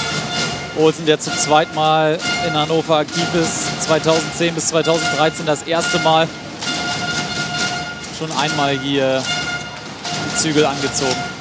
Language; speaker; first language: German; native; German